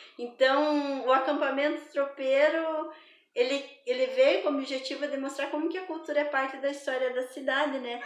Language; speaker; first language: Portuguese; native; Portuguese